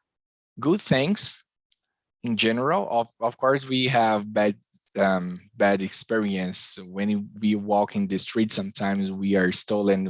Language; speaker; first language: English; non-native, learner; Portuguese